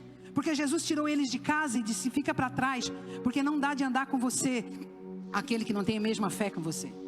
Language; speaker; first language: Portuguese; native; Portuguese